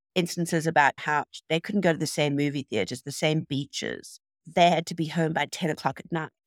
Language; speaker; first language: English; native; English